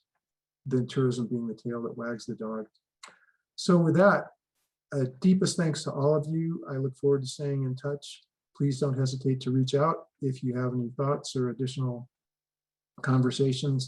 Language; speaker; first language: English; native; English